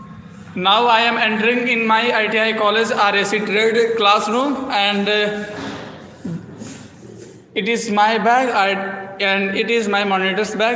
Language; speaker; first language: English; non-native, learner; Hindi